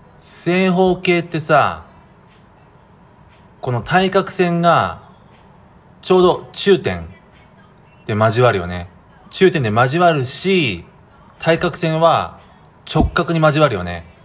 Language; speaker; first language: Japanese; native; Japanese